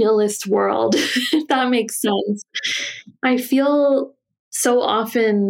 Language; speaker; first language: English; native; English